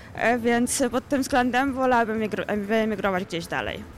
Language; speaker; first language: Polish; non-native, fluent; Ukrainian